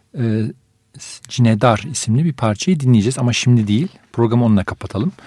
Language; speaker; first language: Turkish; native; Turkish